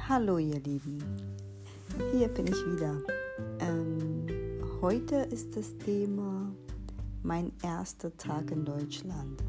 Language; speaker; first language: German; non-native, fluent; Portuguese